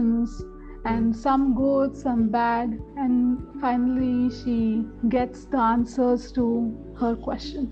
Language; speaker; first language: English; non-native, local second language; Marathi